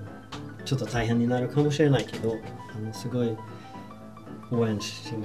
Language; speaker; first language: Japanese; non-native, fluent; Swedish